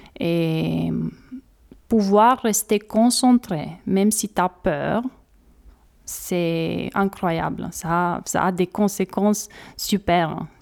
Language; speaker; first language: French; non-native, fluent; Romanian